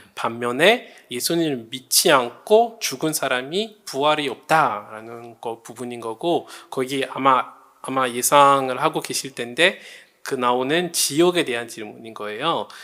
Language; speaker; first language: Korean; non-native, fluent; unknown